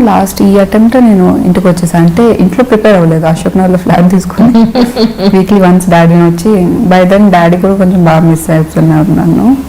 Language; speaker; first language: Telugu; non-native, local second language; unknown